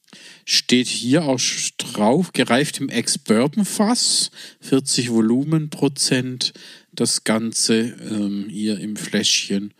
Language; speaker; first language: German; native; German